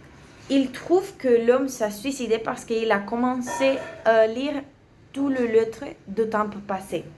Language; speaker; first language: French; non-native, learner; Spanish